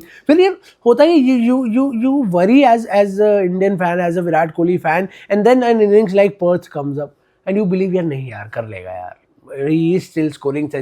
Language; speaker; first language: English; non-native, local second language; Hindi